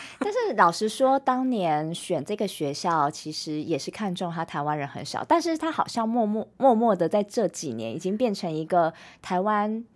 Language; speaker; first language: Chinese; native; Chinese